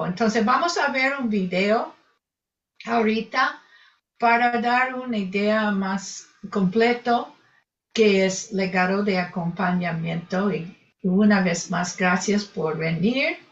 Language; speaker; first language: Spanish; non-native, fluent; English